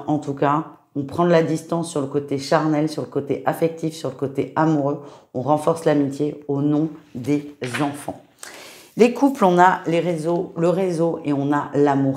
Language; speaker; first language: French; native; French